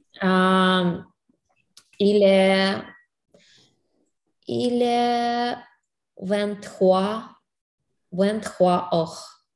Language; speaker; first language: French; non-native, learner; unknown